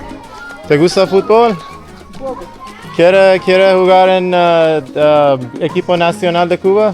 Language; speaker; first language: Spanish; non-native, learner; Persian